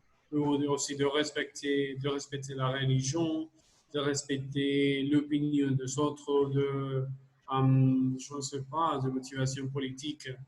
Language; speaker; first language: French; non-native, learner; Spanish